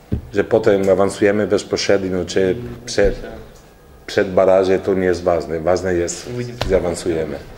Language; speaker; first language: Polish; non-native, learner; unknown